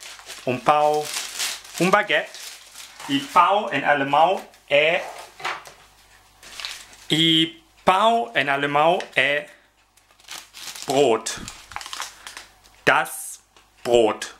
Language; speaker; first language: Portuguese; non-native, fluent; German